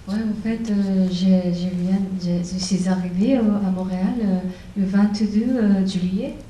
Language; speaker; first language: French; non-native, learner; Japanese